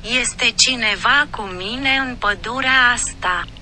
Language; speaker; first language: Romanian; non-native, learner; French